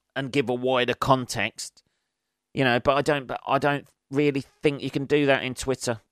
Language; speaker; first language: English; native; English